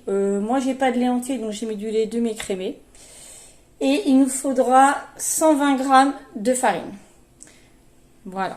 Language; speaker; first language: French; native; French